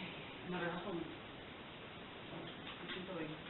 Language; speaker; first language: Spanish; non-native, local second language; Galician